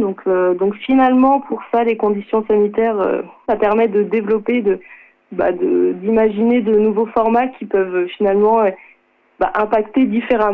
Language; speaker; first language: French; native; French